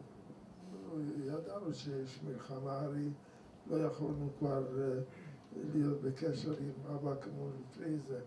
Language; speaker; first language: Hebrew; non-native, fluent; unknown